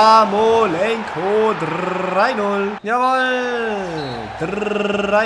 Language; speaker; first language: German; native; German